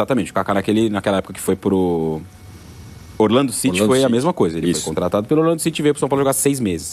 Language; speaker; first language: Portuguese; native; Portuguese